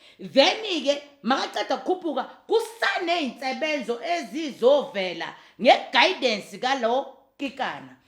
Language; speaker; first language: Zulu; native; Zulu